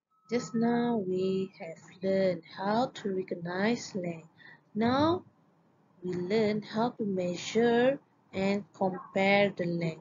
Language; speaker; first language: English; non-native, local second language; Malay